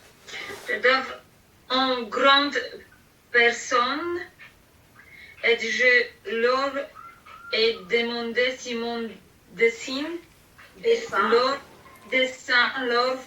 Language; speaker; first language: French; non-native, learner; Filipino